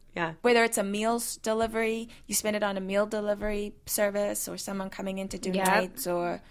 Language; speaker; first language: English; native; English